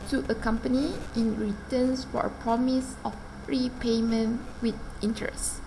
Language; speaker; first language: English; non-native, local second language; Malay